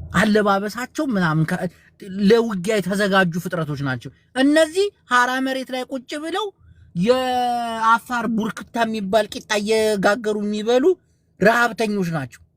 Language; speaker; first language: Amharic; non-native, local second language; Tigrinya